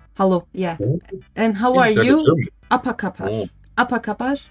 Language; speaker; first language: English; non-native, learner; Turkish